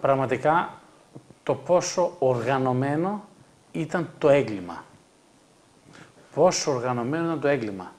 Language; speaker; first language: Greek; native; Greek